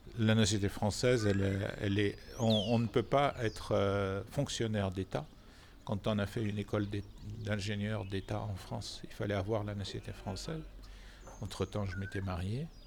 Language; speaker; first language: French; non-native, local second language; Arabic